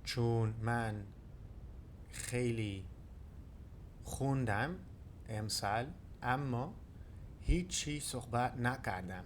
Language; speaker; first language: Persian; non-native, learner; Dutch